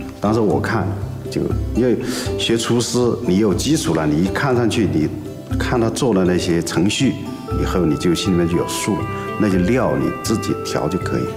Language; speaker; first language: Chinese; non-native, local second language; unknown